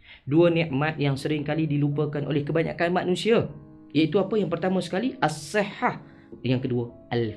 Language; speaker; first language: Malay; native; Malay